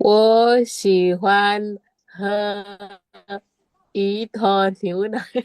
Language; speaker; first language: Chinese; non-native, learner; Indonesian